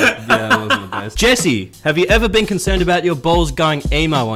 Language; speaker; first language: English; native; English